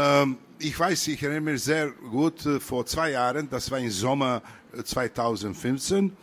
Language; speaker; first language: German; non-native, learner; Serbian